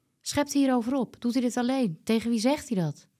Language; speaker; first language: Dutch; native; Dutch